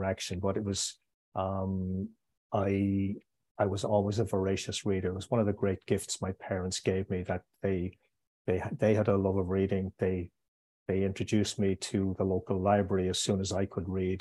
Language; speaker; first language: English; native; English